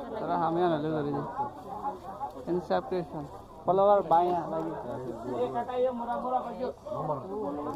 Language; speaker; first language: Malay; non-native, learner; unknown